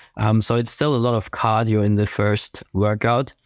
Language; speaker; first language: English; non-native, fluent; German